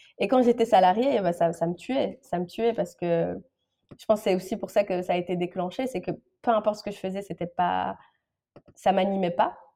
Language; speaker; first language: French; non-native, local second language; Arabic